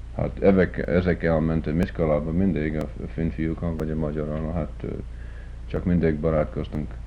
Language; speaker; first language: Hungarian; early bilingual, heritage; Hungarian